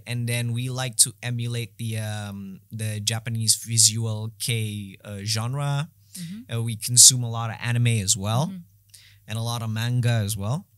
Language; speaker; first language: English; non-native, fluent; Indonesian